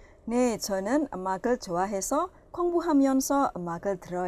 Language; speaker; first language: Korean; non-native, fluent; Indonesian